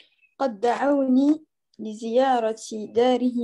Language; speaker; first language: Arabic; non-native, learner; French